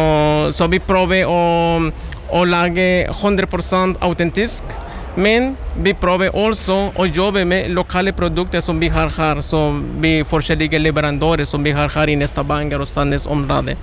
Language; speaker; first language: Norwegian; non-native, learner; Spanish